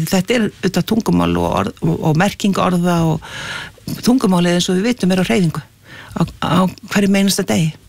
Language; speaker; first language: Icelandic; native; Icelandic